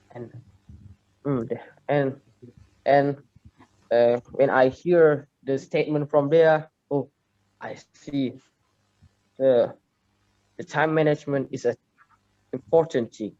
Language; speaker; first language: English; non-native, learner; Indonesian